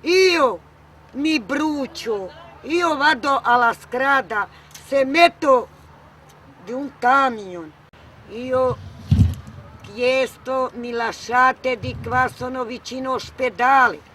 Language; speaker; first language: Italian; non-native, learner; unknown